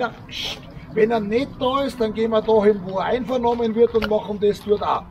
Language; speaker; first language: German; native; German